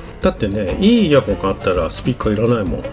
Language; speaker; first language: Japanese; native; Japanese